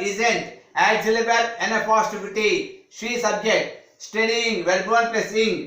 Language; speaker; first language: English; non-native, local second language; Telugu